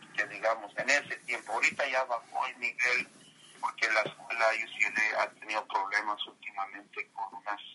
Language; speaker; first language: Spanish; early bilingual, heritage; Spanish